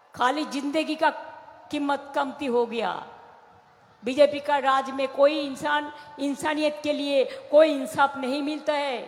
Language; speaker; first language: Hindi; non-native, local second language; Bangla